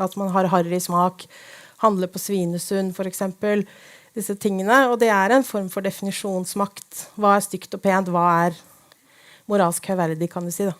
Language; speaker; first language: Norwegian; native; Norwegian